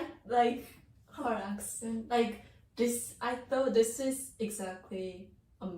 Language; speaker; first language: English; non-native, learner; Japanese